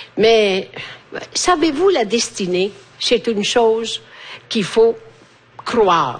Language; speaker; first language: French; non-native, fluent; Italian